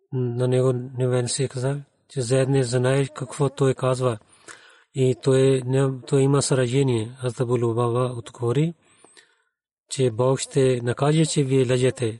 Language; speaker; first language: Bulgarian; non-native, learner; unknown